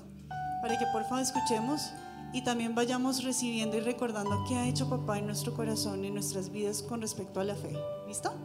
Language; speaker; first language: Spanish; native; Spanish